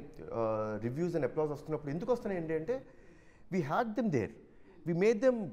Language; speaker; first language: Telugu; native; Telugu